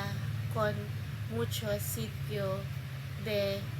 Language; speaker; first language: Spanish; non-native, learner; Filipino